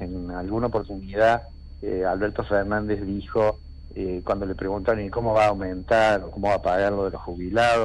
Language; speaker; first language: Spanish; native; Spanish